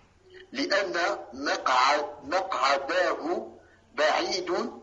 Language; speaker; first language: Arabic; non-native, learner; French